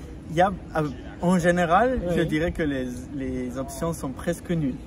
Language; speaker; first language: French; non-native, fluent; Spanish